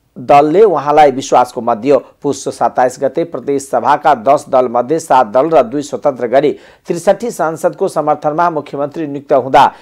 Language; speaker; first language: Nepali; non-native, local second language; Maithili